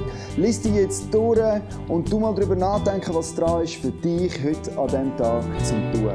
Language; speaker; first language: German; native; German